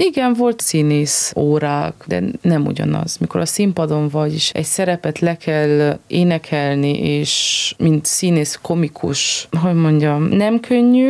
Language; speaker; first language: Hungarian; non-native, fluent; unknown